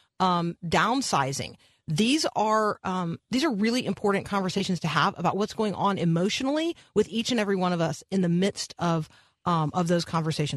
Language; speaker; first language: English; native; English